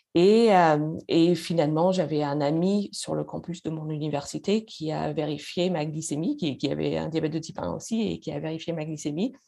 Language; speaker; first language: French; non-native, fluent; English